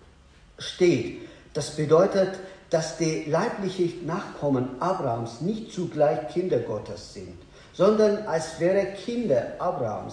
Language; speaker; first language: German; non-native, learner; Azerbaijani